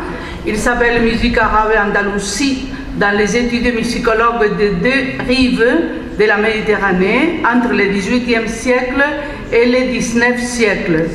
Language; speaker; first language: French; non-native, fluent; Spanish